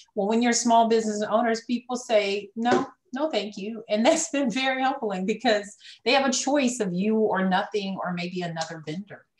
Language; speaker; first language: English; native; English